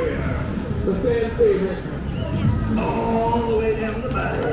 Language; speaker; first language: English; native; English